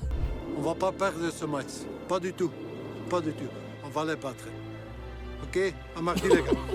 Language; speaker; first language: French; non-native, local second language; Dutch